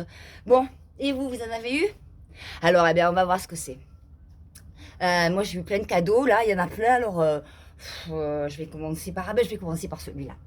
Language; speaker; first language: French; native; French